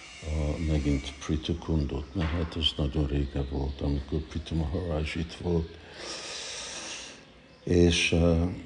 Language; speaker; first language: Hungarian; early bilingual, heritage; Hungarian